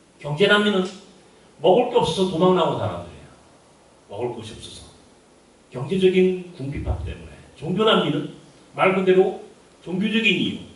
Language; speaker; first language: Korean; native; Korean